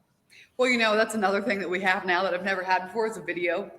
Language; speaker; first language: English; native; English